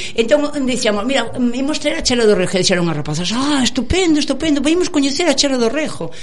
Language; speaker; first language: Galician; native; Galician